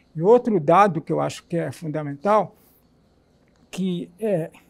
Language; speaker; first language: Portuguese; native; Portuguese